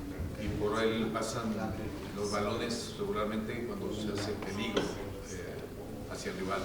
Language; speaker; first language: Spanish; native; Spanish